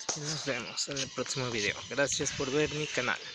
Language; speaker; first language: Spanish; native; Spanish